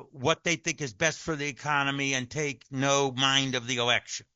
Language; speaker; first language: English; native; English